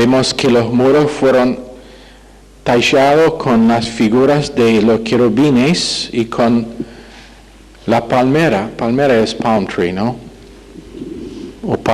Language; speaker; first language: Spanish; non-native, fluent; English